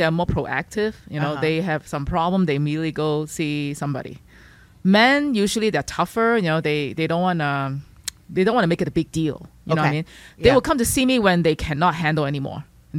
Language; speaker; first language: English; non-native, local second language; Chinese